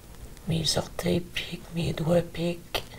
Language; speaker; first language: French; native; French